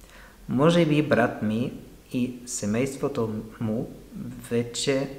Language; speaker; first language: Bulgarian; non-native, learner; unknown